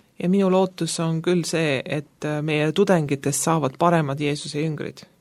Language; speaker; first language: Estonian; native; Estonian